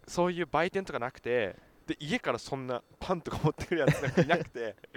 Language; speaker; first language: Japanese; native; Japanese